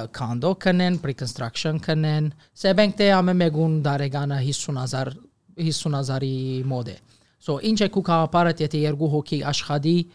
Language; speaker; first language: Armenian; early bilingual, heritage; Armenian